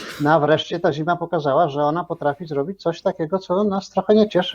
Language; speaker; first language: Polish; native; Polish